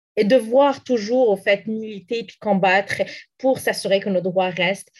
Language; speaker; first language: French; non-native, local second language; Arabic